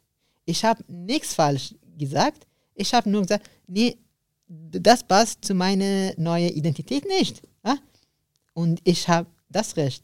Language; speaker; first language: German; non-native, learner; Arabic